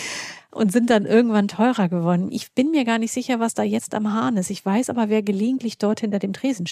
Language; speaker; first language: German; native; German